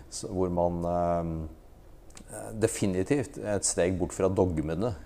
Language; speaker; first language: Norwegian; native; Norwegian